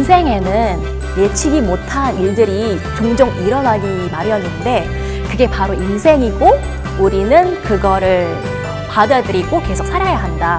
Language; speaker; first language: Korean; non-native, fluent; Indonesian